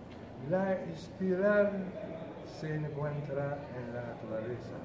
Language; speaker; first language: Spanish; non-native, fluent; Haitian Creole